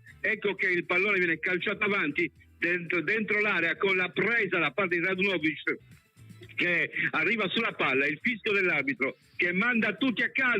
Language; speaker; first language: Italian; native; Italian